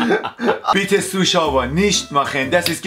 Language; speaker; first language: German; non-native, learner; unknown